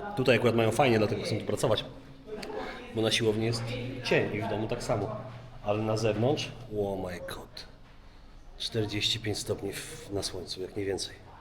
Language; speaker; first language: Polish; native; Polish